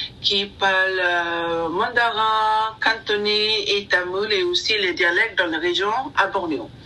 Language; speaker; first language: French; non-native, learner; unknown